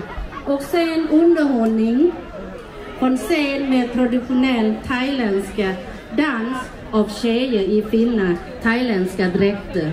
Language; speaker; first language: Swedish; non-native, fluent; Thai